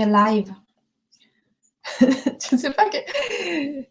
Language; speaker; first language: French; non-native, learner; Japanese